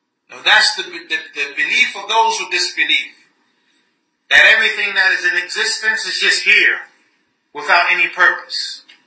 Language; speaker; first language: English; native; English